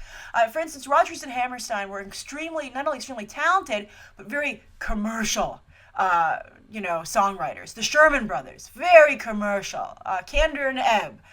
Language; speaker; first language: English; native; English